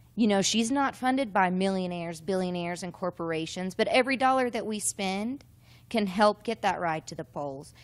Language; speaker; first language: English; native; English